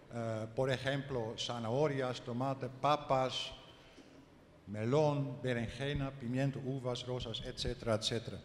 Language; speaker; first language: Spanish; non-native, learner; Dutch